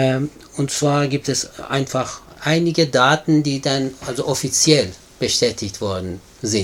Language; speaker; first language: German; non-native, fluent; Persian